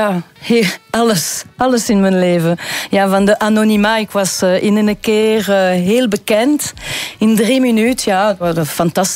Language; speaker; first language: Dutch; non-native, local second language; French